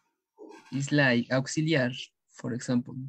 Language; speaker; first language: English; non-native, learner; Spanish